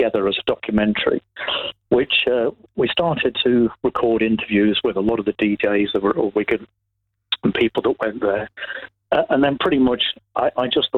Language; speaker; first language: English; native; English